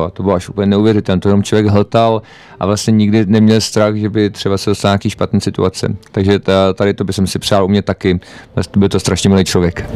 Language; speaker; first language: Czech; native; Czech